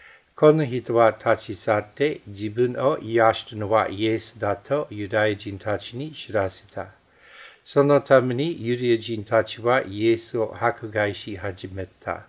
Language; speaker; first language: Japanese; non-native, fluent; English